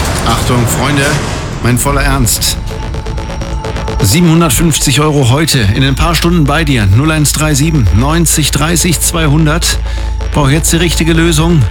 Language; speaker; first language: German; native; German